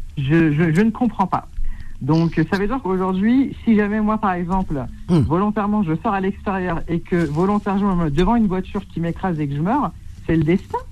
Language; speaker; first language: French; native; French